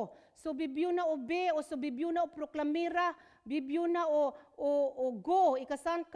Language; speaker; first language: Norwegian; non-native, fluent; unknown